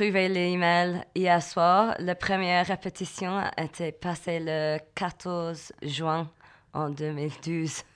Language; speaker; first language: French; non-native, learner; English